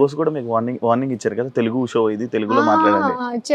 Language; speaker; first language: Telugu; native; Telugu